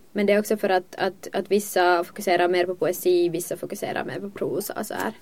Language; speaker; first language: Swedish; native; Swedish